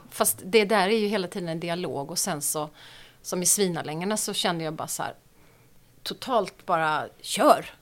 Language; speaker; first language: Swedish; native; Swedish